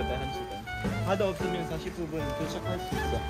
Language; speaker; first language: Korean; non-native, learner; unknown